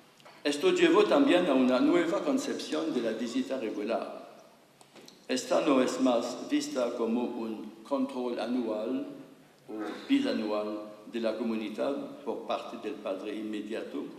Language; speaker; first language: Spanish; non-native, fluent; French